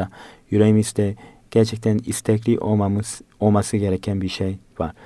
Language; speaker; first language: Turkish; non-native, fluent; Korean